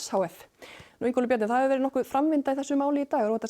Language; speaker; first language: Icelandic; native; Icelandic